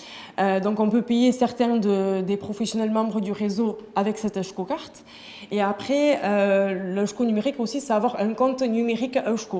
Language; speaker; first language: French; native; French